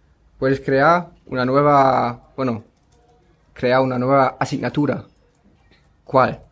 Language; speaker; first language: Spanish; non-native, learner; German